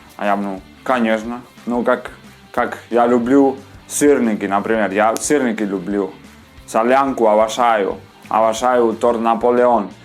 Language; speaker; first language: Russian; non-native, fluent; Spanish